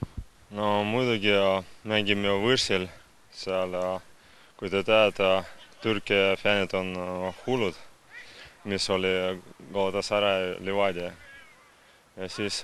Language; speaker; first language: Estonian; non-native, local second language; Russian